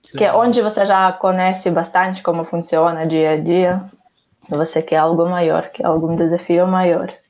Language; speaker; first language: Portuguese; non-native, fluent; Ukrainian